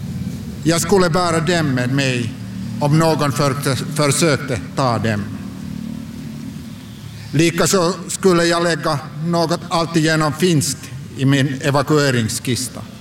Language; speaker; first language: Swedish; non-native, local second language; Finnish